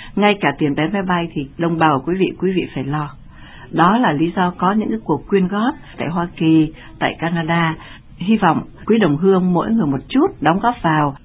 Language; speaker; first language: Vietnamese; native; Vietnamese